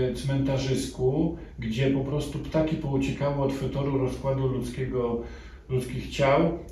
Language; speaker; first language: Polish; native; Polish